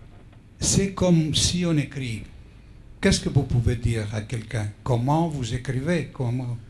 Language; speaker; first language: French; non-native, fluent; Greek